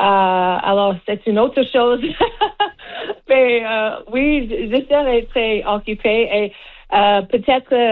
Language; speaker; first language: French; non-native, local second language; English